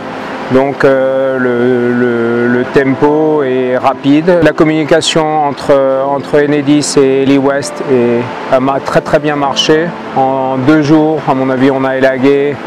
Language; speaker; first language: French; early bilingual, heritage; Finnish